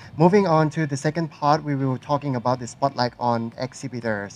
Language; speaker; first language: English; non-native, fluent; Thai